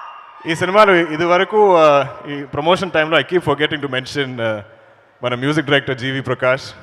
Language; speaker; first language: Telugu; non-native, learner; Malayalam